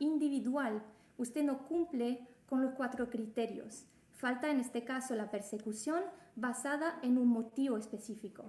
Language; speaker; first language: Spanish; non-native, fluent; French